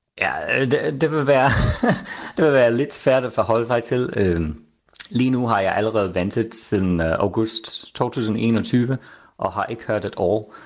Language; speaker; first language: Danish; non-native, fluent; English